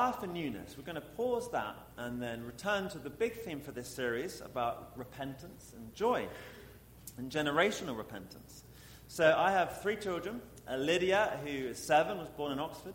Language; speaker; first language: English; native; English